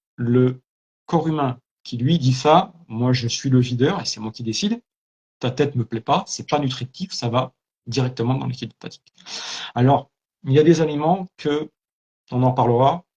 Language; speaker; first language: French; native; French